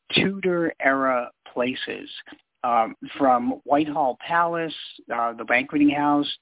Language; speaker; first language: English; native; English